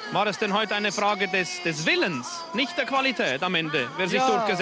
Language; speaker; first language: German; native; German